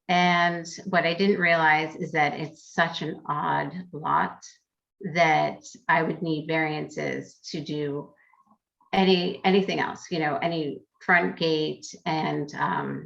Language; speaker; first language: English; native; English